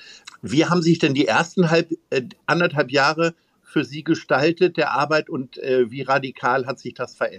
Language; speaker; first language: German; native; German